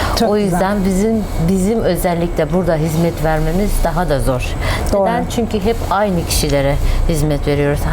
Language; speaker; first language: Turkish; non-native, fluent; Kyrgyz